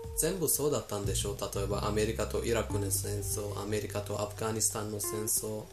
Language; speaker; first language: Japanese; non-native, fluent; Persian